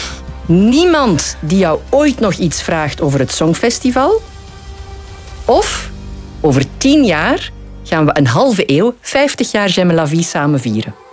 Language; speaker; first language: Dutch; native; Dutch